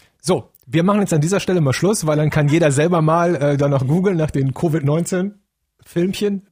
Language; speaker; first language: German; native; German